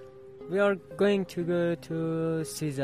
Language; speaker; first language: English; non-native, learner; Arabic